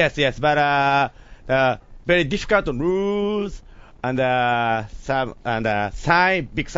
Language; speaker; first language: English; non-native, learner; Japanese